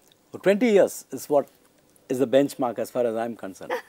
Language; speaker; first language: English; non-native, local second language; Tamil